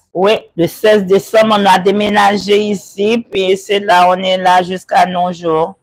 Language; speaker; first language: French; non-native, local second language; Haitian Creole